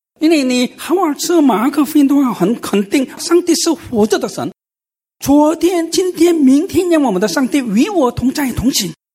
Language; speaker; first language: Chinese; non-native, fluent; Korean